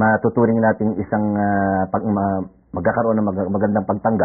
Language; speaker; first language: Filipino; native; Filipino